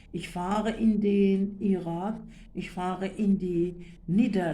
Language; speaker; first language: German; non-native, fluent; Turkish